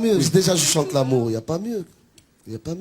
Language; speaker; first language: French; non-native, local second language; Arabic